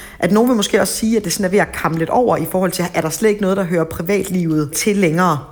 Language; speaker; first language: Danish; native; Danish